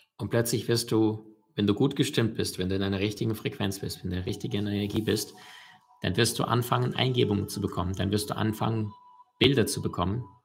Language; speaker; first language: German; early bilingual, other home language; Russian